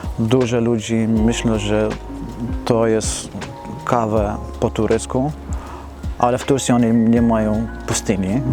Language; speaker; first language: Polish; non-native, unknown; Arabic